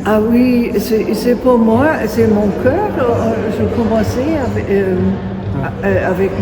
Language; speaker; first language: French; non-native, fluent; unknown